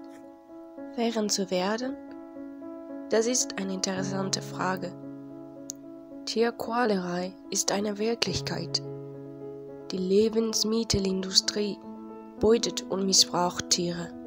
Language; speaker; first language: German; non-native, learner; Spanish